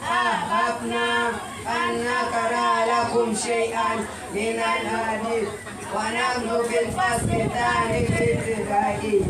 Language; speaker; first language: Arabic; non-native, learner; Swahili